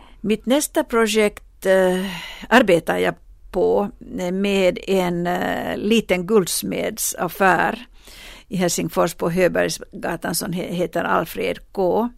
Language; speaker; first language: Swedish; non-native, local second language; Finnish